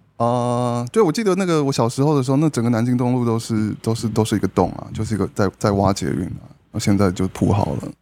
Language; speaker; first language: Chinese; early bilingual, heritage; Chinese